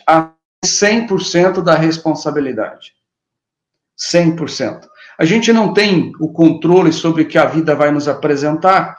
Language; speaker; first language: Portuguese; native; Portuguese